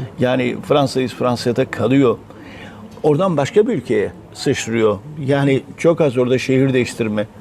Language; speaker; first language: Turkish; native; Turkish